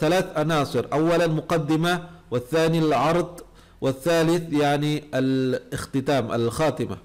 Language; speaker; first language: Arabic; non-native, fluent; Indonesian